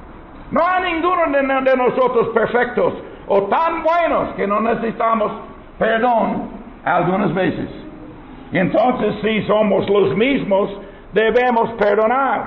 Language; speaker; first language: Spanish; non-native, learner; English